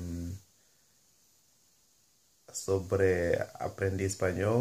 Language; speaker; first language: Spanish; non-native, learner; English